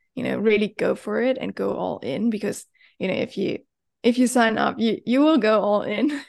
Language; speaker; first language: English; non-native, fluent; German